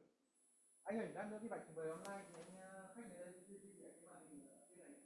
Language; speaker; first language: Vietnamese; native; Vietnamese